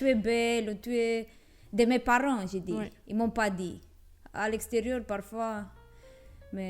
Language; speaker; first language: French; non-native, fluent; Romanian